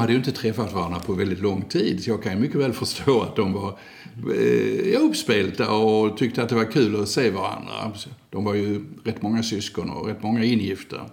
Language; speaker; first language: Swedish; native; Swedish